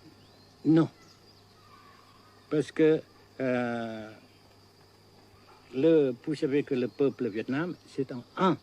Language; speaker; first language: French; non-native, fluent; Vietnamese